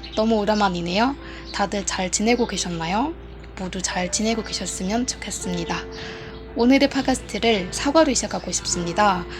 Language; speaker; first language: Korean; non-native, fluent; Burmese